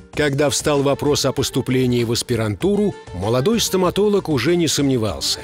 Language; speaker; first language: Russian; native; Russian